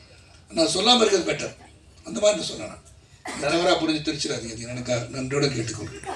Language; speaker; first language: Tamil; native; Tamil